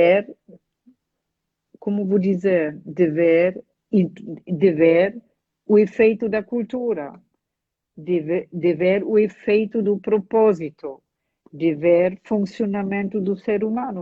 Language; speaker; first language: Portuguese; non-native, fluent; German